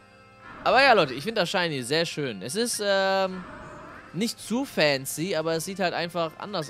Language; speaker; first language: German; native; German